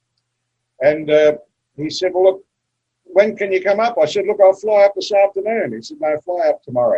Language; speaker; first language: English; native; English